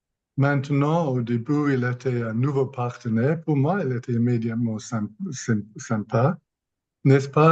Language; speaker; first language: French; non-native, fluent; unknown